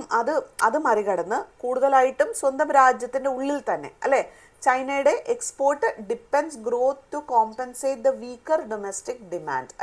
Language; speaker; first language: Malayalam; native; Malayalam